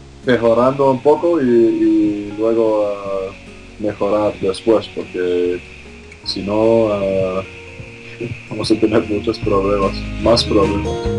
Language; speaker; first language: Spanish; non-native, fluent; English